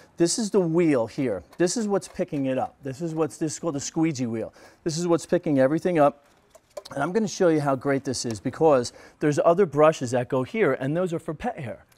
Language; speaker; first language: English; native; English